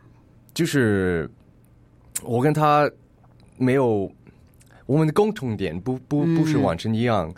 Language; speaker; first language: Chinese; early bilingual, heritage; English